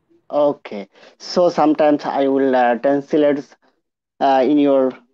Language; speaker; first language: English; non-native, local second language; Bangla